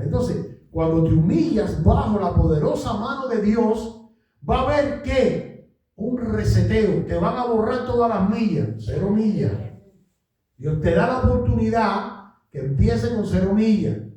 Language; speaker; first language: Spanish; native; Spanish